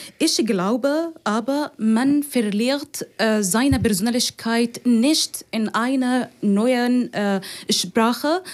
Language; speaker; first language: German; non-native, fluent; Arabic